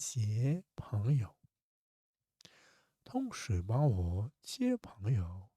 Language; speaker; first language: Chinese; non-native, fluent; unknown